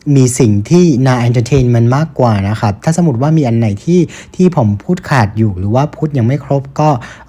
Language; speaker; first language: Thai; non-native, fluent; Vietnamese